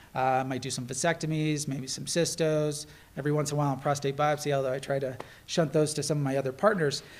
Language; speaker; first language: English; native; English